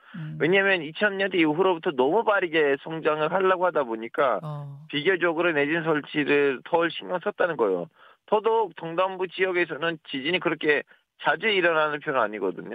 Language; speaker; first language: Korean; non-native, fluent; Turkish